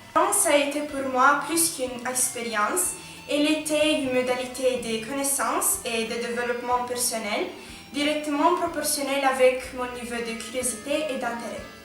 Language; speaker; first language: French; non-native, learner; Romanian